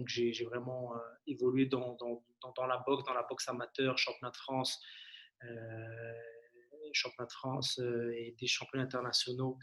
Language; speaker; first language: French; early bilingual, other home language; Arabic